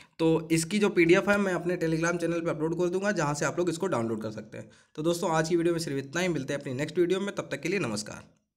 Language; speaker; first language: Hindi; native; Hindi